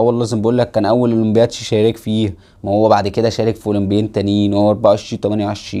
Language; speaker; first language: Arabic; native; Arabic